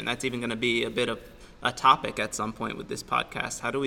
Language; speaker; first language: English; native; English